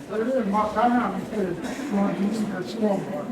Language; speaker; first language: Estonian; non-native, learner; Finnish